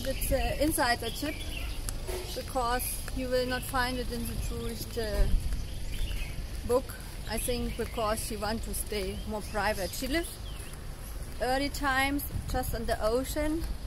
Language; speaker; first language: English; non-native, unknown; German